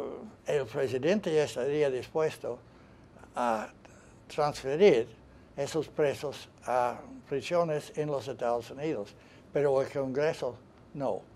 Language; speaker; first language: Spanish; non-native, fluent; English